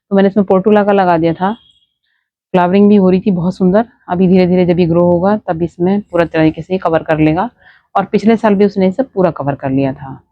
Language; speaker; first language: Hindi; native; Hindi